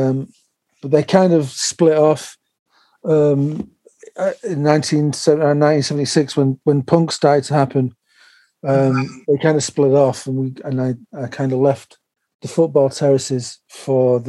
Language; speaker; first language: English; native; English